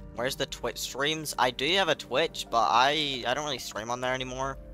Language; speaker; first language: English; native; English